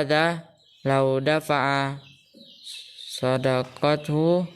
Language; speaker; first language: Arabic; non-native, learner; Indonesian